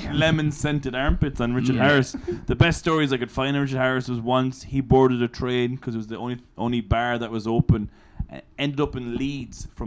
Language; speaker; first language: English; native; English